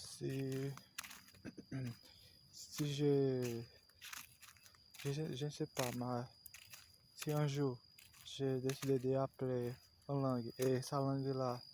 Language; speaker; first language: French; non-native, learner; Portuguese